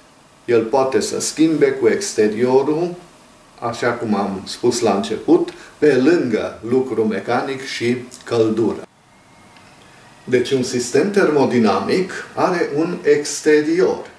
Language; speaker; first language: Romanian; native; Romanian